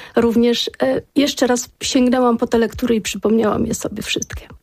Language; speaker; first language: Polish; native; Polish